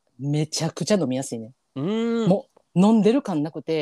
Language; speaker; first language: Japanese; native; Japanese